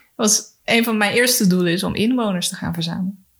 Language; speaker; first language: Dutch; early bilingual, other home language; Spanish